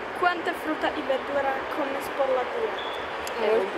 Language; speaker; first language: Spanish; non-native, learner; Slovak